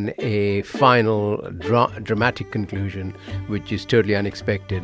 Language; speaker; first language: English; non-native, local second language; Bangla